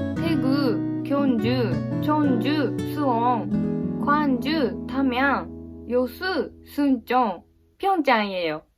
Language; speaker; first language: Korean; non-native, learner; Japanese